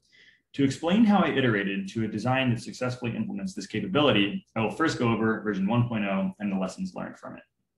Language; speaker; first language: English; native; English